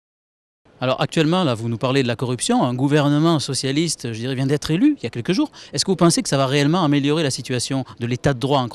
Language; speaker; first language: French; native; French